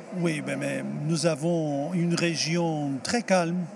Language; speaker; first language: French; non-native, fluent; Portuguese